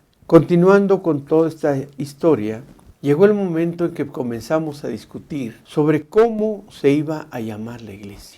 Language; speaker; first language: Spanish; native; Spanish